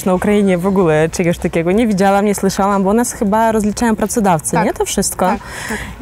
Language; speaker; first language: Polish; non-native, fluent; Ukrainian